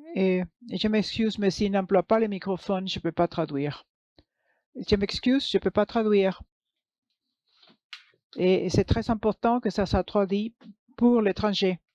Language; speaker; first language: French; non-native, learner; English